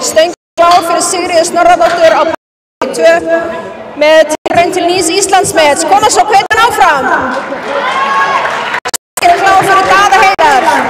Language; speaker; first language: Icelandic; native; Icelandic